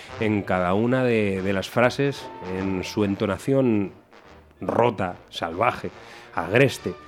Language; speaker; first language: Spanish; native; Spanish